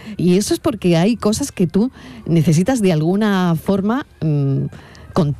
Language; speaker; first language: Spanish; native; Spanish